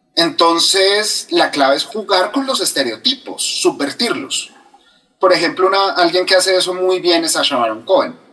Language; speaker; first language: Spanish; native; Spanish